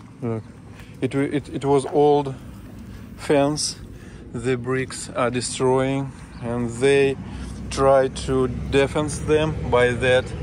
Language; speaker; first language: English; non-native, learner; Russian